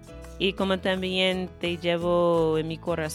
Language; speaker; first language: Spanish; non-native, fluent; English